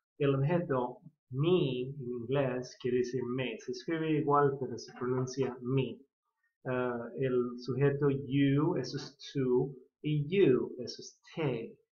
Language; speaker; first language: Spanish; non-native, fluent; English